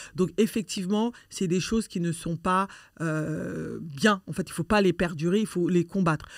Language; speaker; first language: French; native; French